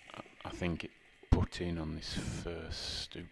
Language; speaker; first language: English; native; English